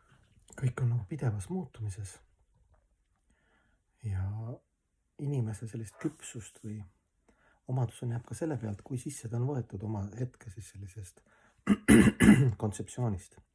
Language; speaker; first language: Estonian; native; Estonian